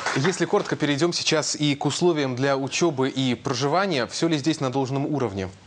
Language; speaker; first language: Russian; native; Russian